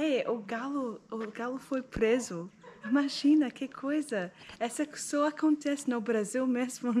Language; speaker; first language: Portuguese; non-native, learner; English